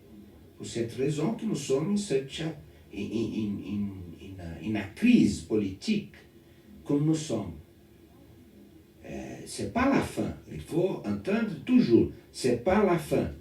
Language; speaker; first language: French; non-native, learner; Portuguese